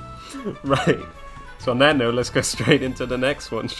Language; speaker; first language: English; native; English